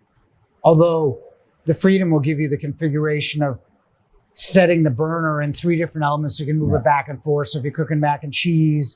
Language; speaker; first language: English; native; English